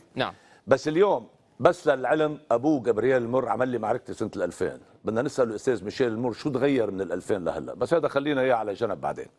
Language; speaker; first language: Arabic; native; Arabic